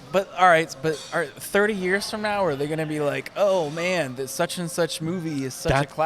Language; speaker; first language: English; native; English